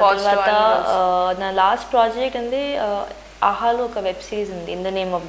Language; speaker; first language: Telugu; non-native, learner; Hindi